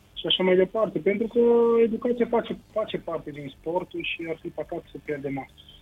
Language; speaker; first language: Romanian; non-native, fluent; Portuguese